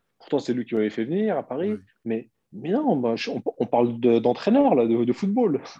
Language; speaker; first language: French; early bilingual, other home language; Turkish